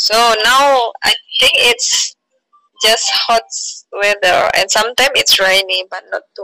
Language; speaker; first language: English; non-native, learner; Indonesian